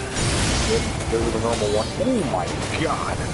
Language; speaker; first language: English; native; English